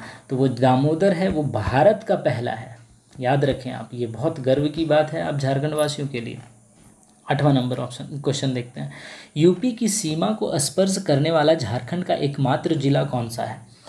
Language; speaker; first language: Hindi; native; Hindi